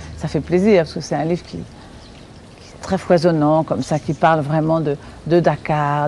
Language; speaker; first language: French; native; French